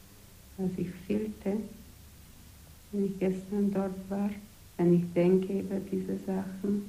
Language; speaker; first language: German; non-native, fluent; Polish